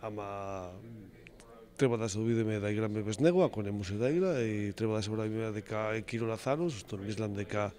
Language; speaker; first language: Macedonian; non-native, learner; Spanish